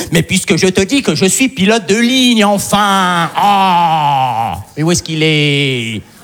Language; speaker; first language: French; early bilingual, other home language; Arabic